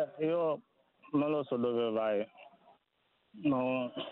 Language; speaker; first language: Italian; non-native, learner; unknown